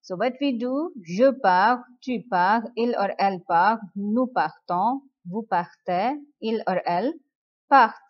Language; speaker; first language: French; non-native, fluent; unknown